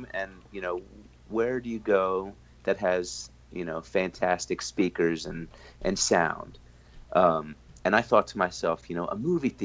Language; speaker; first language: English; native; English